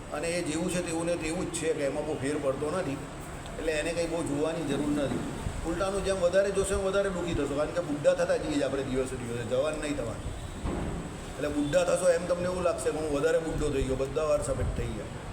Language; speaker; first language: Gujarati; native; Gujarati